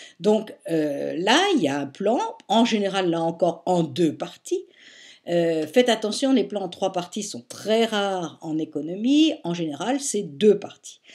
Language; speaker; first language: French; native; French